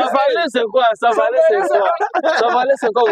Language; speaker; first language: French; non-native, local second language; Swahili